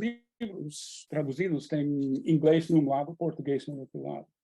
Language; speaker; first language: Portuguese; non-native, fluent; English